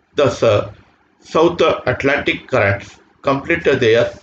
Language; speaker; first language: English; non-native, local second language; Marathi